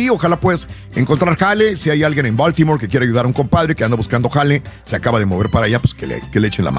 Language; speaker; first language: Spanish; native; Spanish